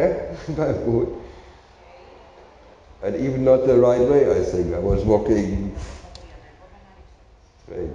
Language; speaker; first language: English; non-native, learner; German